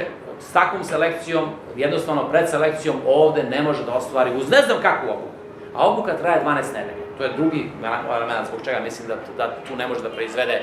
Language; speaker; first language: Serbian; native; Serbian